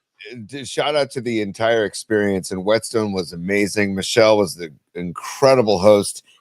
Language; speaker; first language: English; native; English